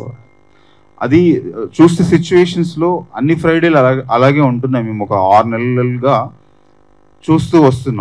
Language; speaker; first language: Telugu; native; Telugu